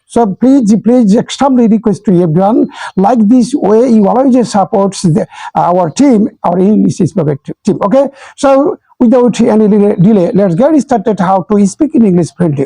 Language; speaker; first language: English; non-native, local second language; Bangla